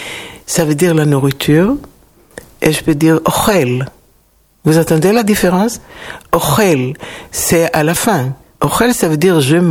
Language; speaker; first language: French; non-native, fluent; Hebrew